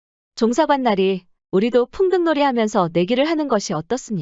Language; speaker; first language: Korean; native; Korean